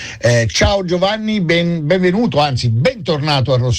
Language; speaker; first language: Italian; native; Italian